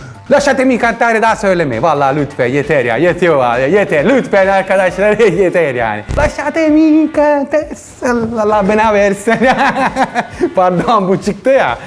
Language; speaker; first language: Turkish; non-native, learner; Italian